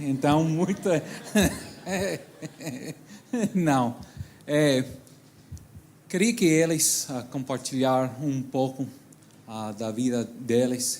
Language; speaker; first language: Portuguese; non-native, learner; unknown